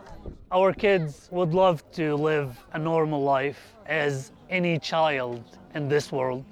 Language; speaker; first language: English; non-native, local second language; Arabic